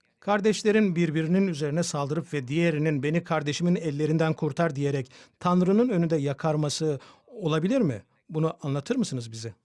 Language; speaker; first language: Turkish; native; Turkish